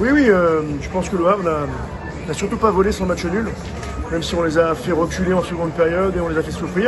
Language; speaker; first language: French; native; French